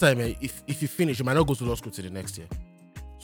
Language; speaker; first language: English; non-native, local second language; Yoruba